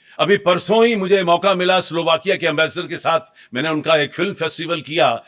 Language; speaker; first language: Hindi; native; Hindi